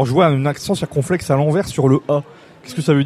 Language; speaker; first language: French; native; French